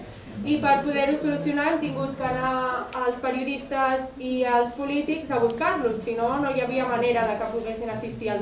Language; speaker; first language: Catalan; native; Catalan